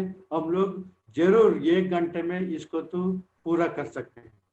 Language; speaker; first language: Hindi; non-native, local second language; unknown